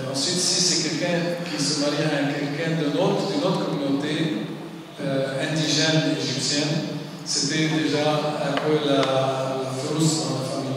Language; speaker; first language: French; non-native, local second language; Arabic